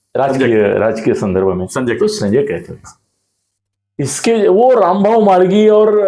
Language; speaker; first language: Hindi; non-native, local second language; Marathi